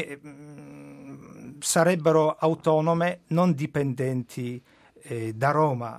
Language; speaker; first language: Italian; non-native, fluent; Polish